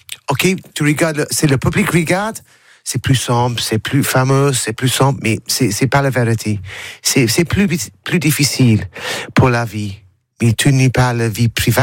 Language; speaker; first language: French; non-native, learner; English